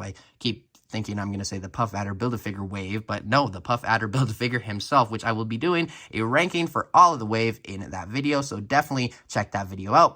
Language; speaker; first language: English; native; English